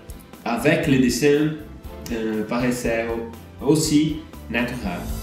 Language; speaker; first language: French; non-native, learner; Portuguese